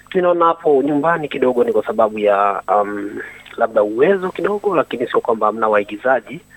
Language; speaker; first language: Swahili; native; Swahili